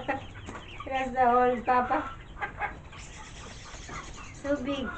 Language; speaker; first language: English; non-native, learner; Filipino